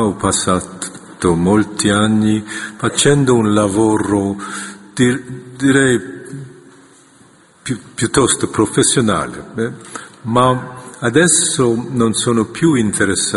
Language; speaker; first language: Italian; non-native, fluent; Korean